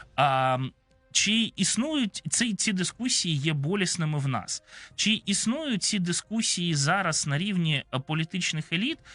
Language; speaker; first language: Ukrainian; non-native, local second language; Russian